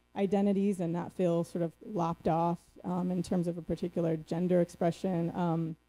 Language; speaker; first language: English; native; English